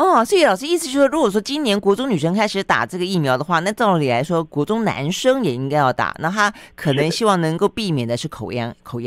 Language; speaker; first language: Chinese; native; Chinese